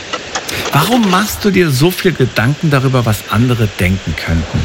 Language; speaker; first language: German; native; German